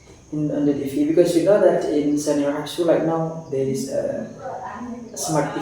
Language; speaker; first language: English; non-native, fluent; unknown